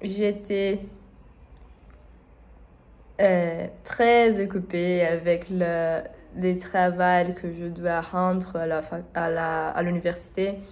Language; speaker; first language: French; non-native, learner; Portuguese